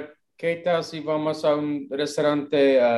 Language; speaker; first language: Spanish; non-native, learner; English